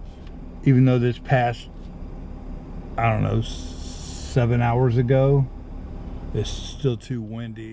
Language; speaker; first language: English; native; English